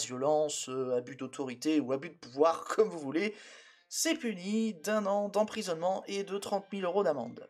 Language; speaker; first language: French; native; French